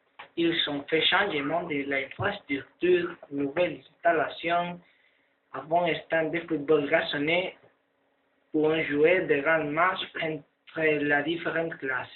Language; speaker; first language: French; non-native, learner; Spanish